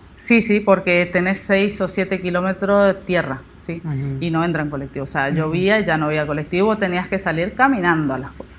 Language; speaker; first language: Spanish; native; Spanish